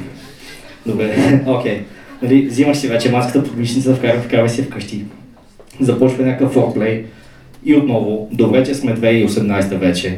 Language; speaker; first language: Bulgarian; native; Bulgarian